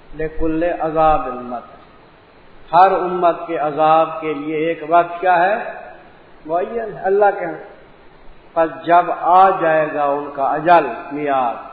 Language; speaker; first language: Urdu; non-native, local second language; Punjabi